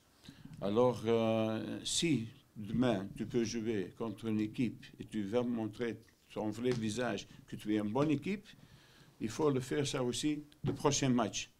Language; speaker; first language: French; non-native, learner; Dutch